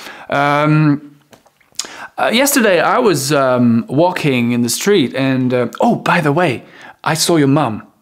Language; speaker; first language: English; non-native, fluent; French